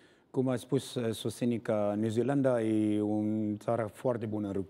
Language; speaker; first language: Romanian; non-native, learner; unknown